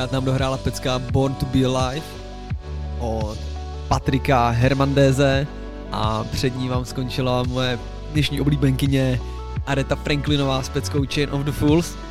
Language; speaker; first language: Czech; native; Czech